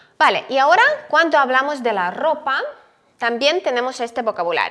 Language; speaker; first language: Spanish; non-native, fluent; Ukrainian